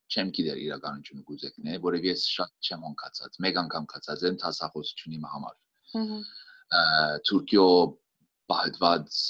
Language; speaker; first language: Armenian; early bilingual, heritage; Armenian